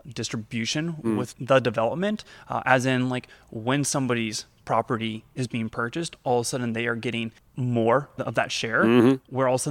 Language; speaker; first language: English; native; English